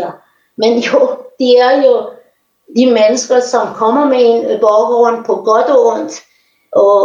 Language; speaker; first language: Danish; non-native, fluent; Persian